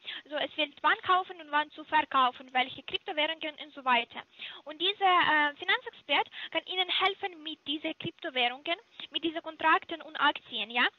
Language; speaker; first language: German; non-native, learner; Russian